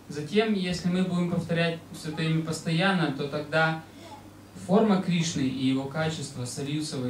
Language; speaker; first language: Russian; native; Russian